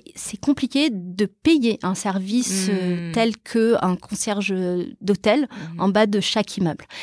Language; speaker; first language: French; early bilingual, other home language; Portuguese